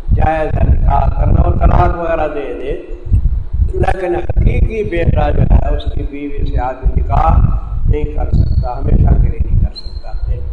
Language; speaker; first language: Urdu; non-native, local second language; Punjabi